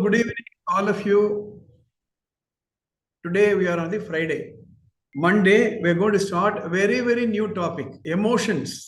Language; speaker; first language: English; non-native, local second language; Tamil